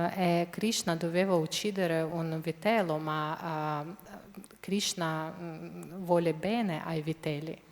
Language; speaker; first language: Italian; non-native, fluent; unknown